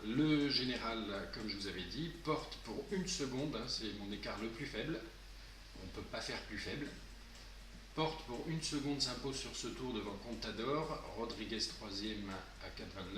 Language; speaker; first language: French; native; French